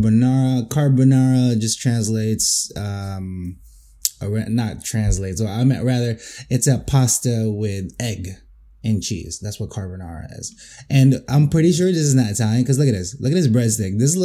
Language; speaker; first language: English; non-native, local second language; Filipino